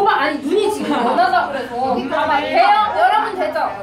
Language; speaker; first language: Korean; native; Korean